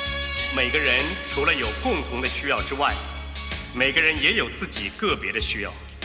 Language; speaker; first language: Chinese; native; Chinese